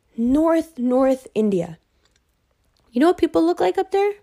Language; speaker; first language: English; early bilingual, other home language; Hindi